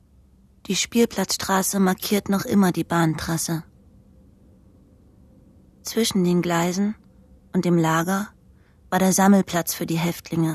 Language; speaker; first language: German; native; German